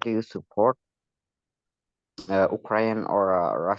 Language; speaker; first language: English; non-native, learner; Vietnamese